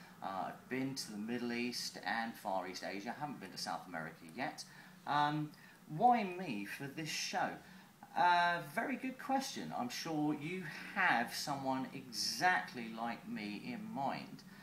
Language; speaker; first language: English; native; English